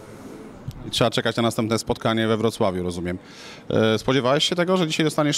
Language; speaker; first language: Polish; native; Polish